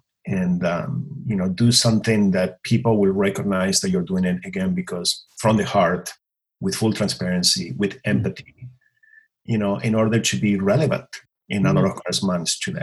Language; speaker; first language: English; non-native, fluent; Spanish